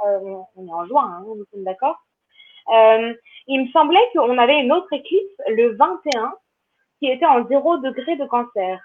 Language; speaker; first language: French; native; French